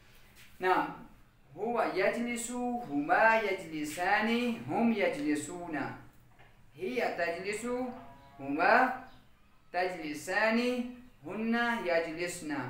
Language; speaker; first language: Arabic; non-native, fluent; Urdu